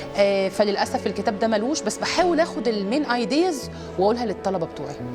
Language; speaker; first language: Arabic; native; Arabic